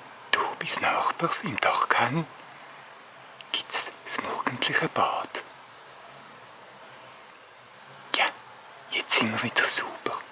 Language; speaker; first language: German; native; German